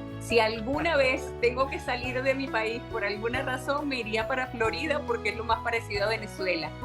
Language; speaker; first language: Spanish; native; Spanish